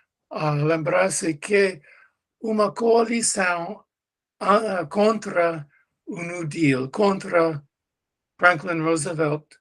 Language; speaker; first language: Portuguese; non-native, learner; English